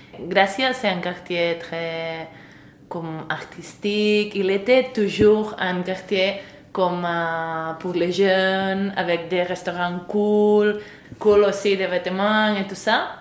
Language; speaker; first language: French; non-native, fluent; Spanish